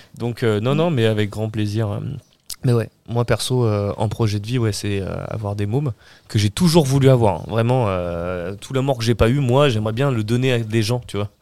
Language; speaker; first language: French; early bilingual, other home language; Portuguese